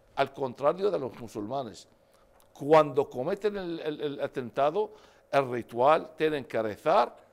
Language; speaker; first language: Spanish; non-native, fluent; Arabic